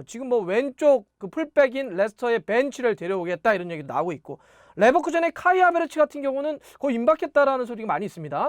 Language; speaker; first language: Korean; native; Korean